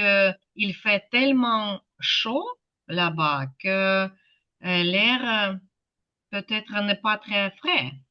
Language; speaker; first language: French; non-native, fluent; Ukrainian